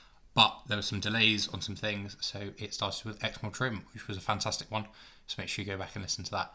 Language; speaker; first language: English; native; English